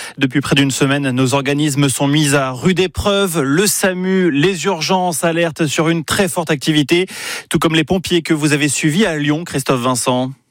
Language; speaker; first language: French; native; French